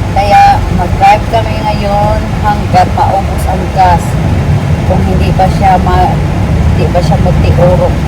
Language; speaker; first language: Filipino; non-native, local second language; Cebuano